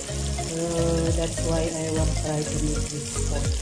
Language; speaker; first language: English; non-native, local second language; Filipino